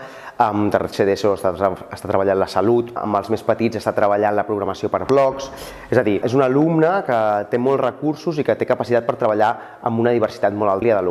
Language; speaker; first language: Catalan; native; Catalan